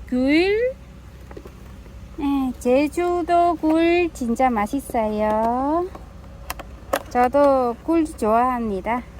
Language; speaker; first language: Korean; non-native, learner; Vietnamese